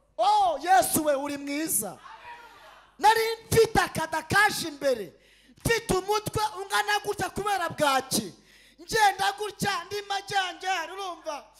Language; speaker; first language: Kinyarwanda; native; Kinyarwanda